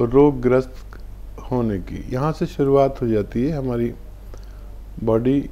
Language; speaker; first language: Hindi; native; Hindi